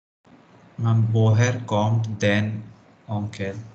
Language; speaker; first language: German; non-native, learner; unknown